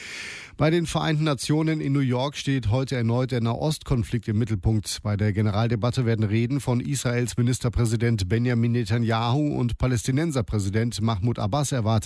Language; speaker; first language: German; native; German